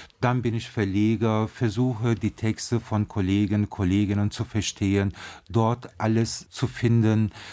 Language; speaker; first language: German; early bilingual, other home language; Turkish